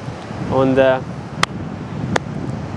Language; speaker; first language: German; non-native, fluent; Serbian